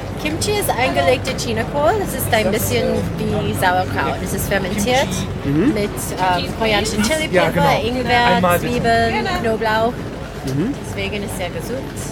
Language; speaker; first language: German; non-native, learner; Korean